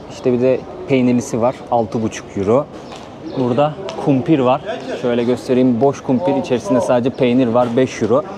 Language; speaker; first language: Turkish; native; Turkish